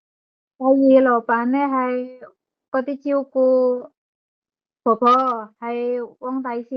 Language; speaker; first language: Cantonese; non-native, learner; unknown